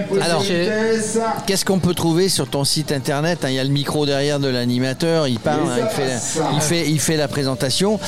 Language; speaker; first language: French; native; French